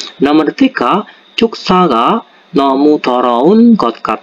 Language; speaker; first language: Korean; non-native, fluent; Indonesian